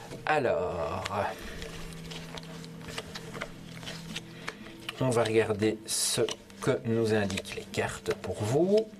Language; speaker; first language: French; native; French